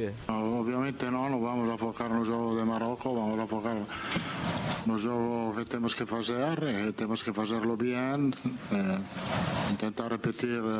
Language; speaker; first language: Portuguese; non-native, learner; Italian